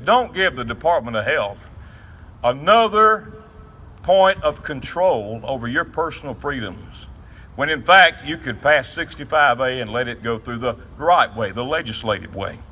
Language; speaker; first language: English; native; English